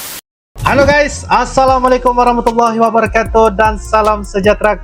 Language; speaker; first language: Indonesian; non-native, local second language; Malay